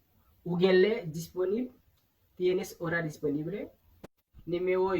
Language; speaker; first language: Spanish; non-native, fluent; Haitian Creole